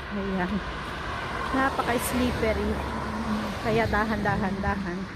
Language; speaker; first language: Filipino; native; Filipino